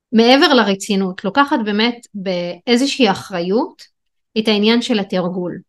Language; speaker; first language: Hebrew; non-native, local second language; Arabic